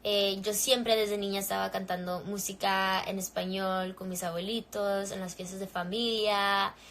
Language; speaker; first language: Spanish; early bilingual, other home language; English